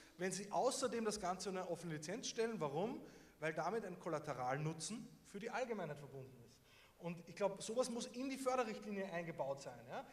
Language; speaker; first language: German; native; German